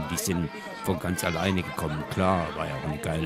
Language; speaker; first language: German; native; German